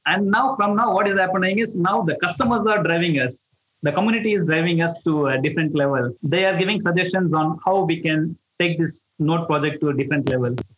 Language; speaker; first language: English; non-native, local second language; Tamil